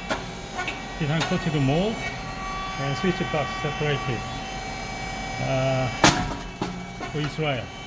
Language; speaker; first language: English; non-native, learner; Korean